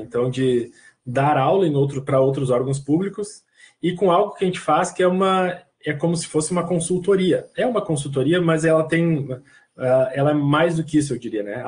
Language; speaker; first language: Portuguese; native; Portuguese